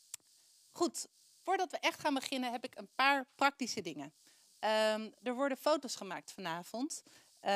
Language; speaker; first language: Dutch; native; Dutch